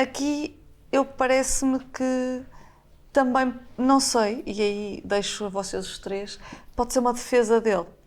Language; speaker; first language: Portuguese; native; Portuguese